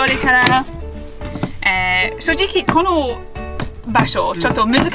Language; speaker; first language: Japanese; non-native, learner; English